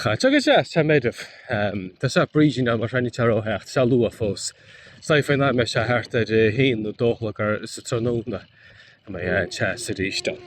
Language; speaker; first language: Irish; native; Irish